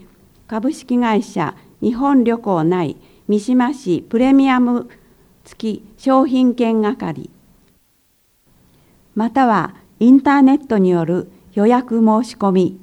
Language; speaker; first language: Japanese; native; Japanese